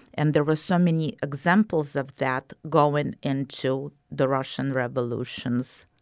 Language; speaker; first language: English; non-native, fluent; Russian